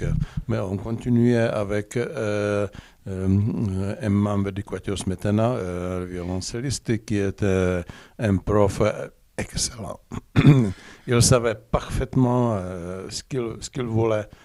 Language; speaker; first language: French; non-native, learner; Czech